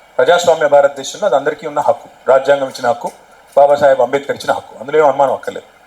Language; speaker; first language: Telugu; native; Telugu